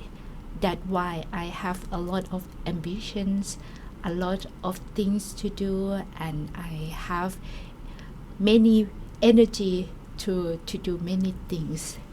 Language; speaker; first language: English; non-native, learner; Thai